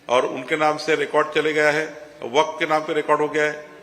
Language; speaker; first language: Hindi; non-native, local second language; Marathi